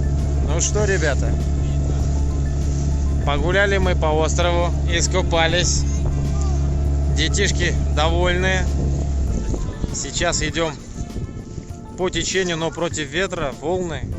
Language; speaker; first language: Russian; native; Russian